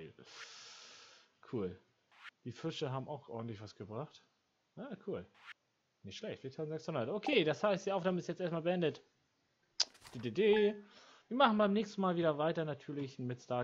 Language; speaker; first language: German; native; German